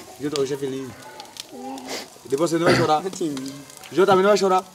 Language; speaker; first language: Vietnamese; non-native, learner; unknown